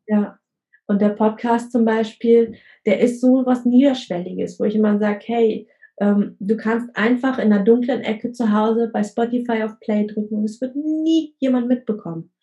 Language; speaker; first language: German; early bilingual, other home language; Vietnamese